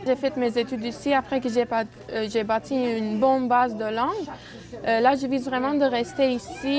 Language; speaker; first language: French; early bilingual, other home language; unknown